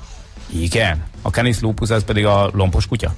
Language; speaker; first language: Hungarian; native; Hungarian